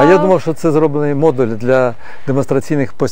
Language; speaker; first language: Ukrainian; native; Ukrainian